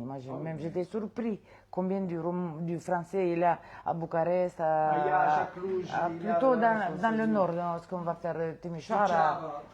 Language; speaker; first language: French; non-native, fluent; Romanian